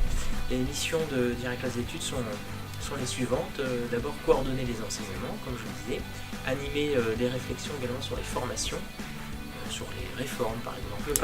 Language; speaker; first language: French; native; French